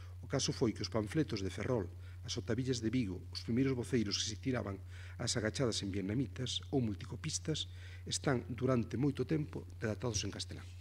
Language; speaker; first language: Galician; native; Galician